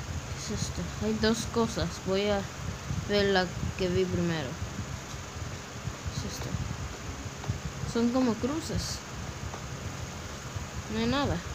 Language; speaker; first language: Spanish; early bilingual, heritage; English